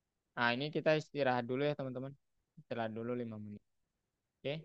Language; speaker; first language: Indonesian; native; Indonesian